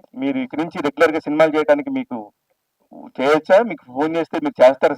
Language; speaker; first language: Telugu; native; Telugu